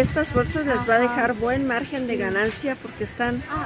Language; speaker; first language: Spanish; native; Spanish